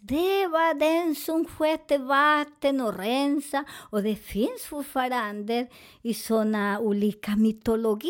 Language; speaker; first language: Swedish; non-native, fluent; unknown